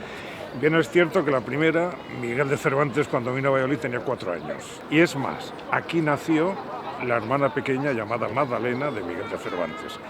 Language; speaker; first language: Spanish; native; Spanish